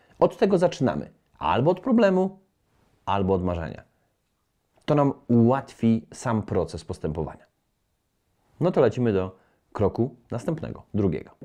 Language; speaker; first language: Polish; native; Polish